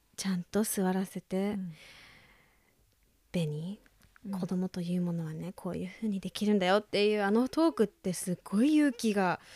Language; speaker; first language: Japanese; native; Japanese